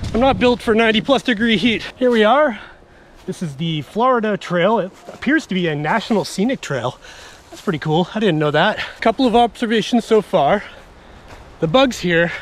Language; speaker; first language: English; native; English